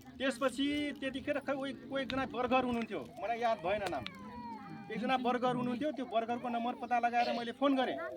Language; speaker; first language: Nepali; non-native, local second language; Dangaura Tharu